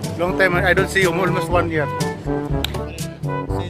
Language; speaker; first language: English; non-native, learner; Filipino